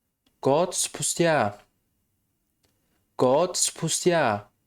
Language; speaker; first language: Russian; non-native, fluent; Tajik